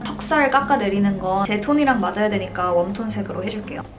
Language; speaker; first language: Korean; native; Korean